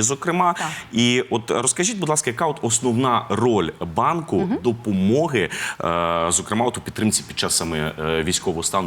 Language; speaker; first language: Ukrainian; native; Ukrainian